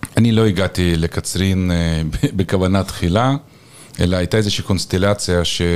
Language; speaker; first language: Hebrew; non-native, fluent; Russian